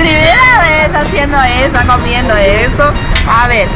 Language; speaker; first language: Spanish; non-native, fluent; Portuguese